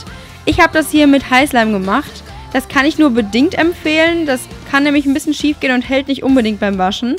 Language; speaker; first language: German; native; German